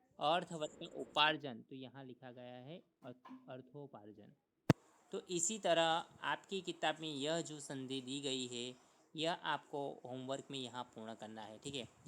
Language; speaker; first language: Hindi; non-native, local second language; Gujarati